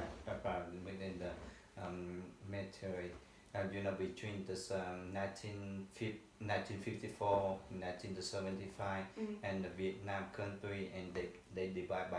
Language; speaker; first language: English; non-native, learner; Vietnamese